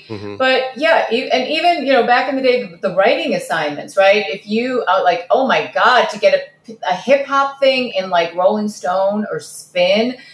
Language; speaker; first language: English; early bilingual, other home language; Russian